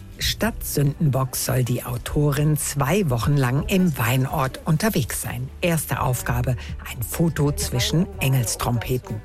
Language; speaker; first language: German; native; German